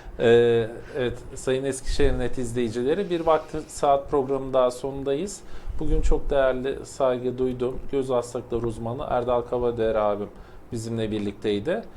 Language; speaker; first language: Turkish; native; Turkish